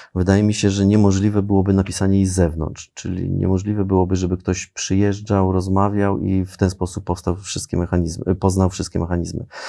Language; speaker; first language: Polish; native; Polish